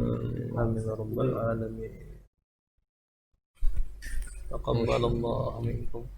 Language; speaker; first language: Arabic; non-native, fluent; Indonesian